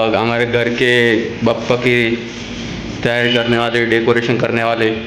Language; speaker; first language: Hindi; non-native, local second language; Marathi